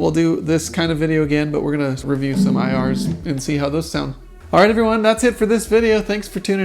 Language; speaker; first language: English; native; English